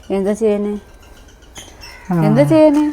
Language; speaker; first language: Malayalam; non-native, fluent; Nepali